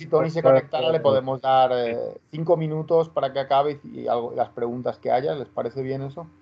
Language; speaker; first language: Spanish; native; Spanish